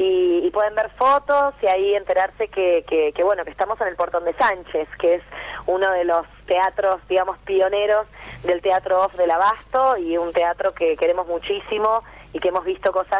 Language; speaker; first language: Spanish; native; Spanish